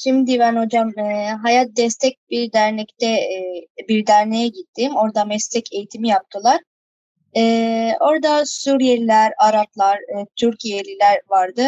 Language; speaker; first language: Turkish; early bilingual, other home language; Arabic